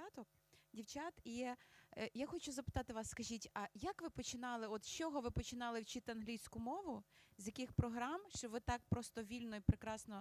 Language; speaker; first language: Ukrainian; native; Ukrainian